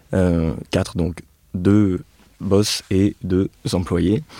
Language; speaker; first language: French; native; French